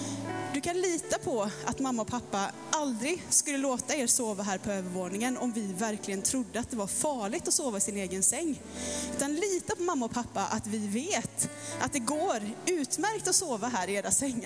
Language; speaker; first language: Swedish; native; Swedish